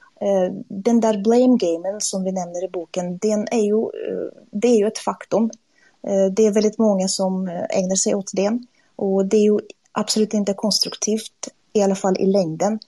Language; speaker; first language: Swedish; non-native, fluent; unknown